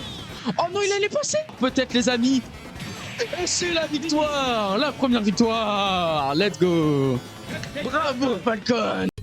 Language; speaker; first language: French; native; French